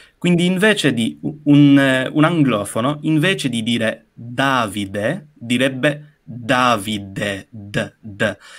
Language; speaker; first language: Italian; non-native, fluent; English